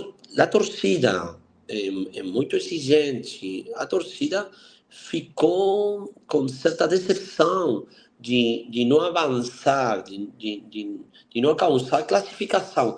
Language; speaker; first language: Portuguese; non-native, fluent; Spanish